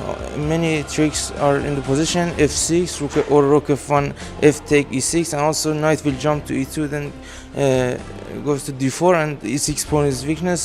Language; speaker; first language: English; non-native, fluent; Persian